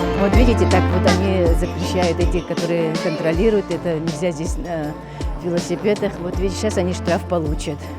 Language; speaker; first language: Russian; non-native, local second language; Abkhazian